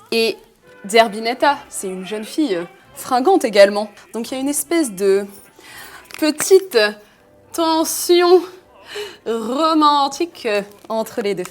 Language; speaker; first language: French; native; French